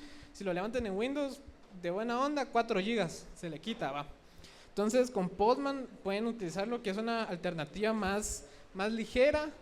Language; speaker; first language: Spanish; native; Spanish